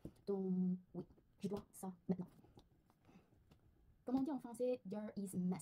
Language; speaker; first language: French; non-native, learner; Korean